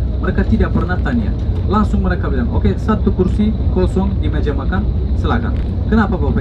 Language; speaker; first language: Indonesian; non-native, fluent; Turkish